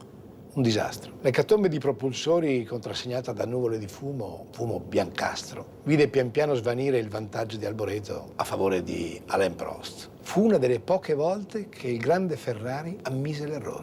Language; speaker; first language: Italian; native; Italian